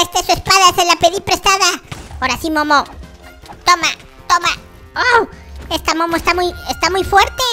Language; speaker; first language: Spanish; native; Spanish